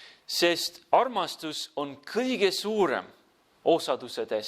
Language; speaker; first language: Estonian; non-native, fluent; English